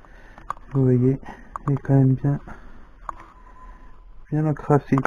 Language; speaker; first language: French; native; French